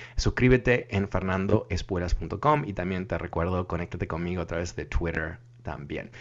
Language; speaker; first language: Spanish; early bilingual, heritage; Spanish